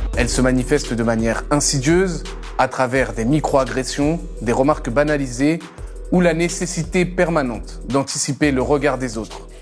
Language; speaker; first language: French; native; French